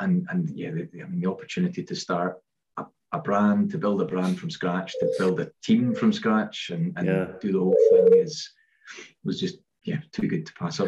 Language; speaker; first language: English; native; English